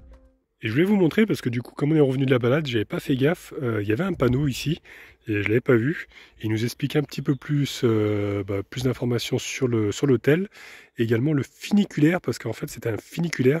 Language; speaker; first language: French; native; French